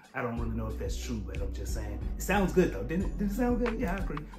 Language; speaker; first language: English; native; English